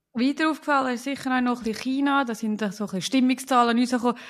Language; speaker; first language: German; native; German